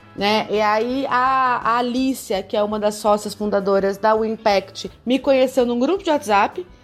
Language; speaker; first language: Portuguese; native; Portuguese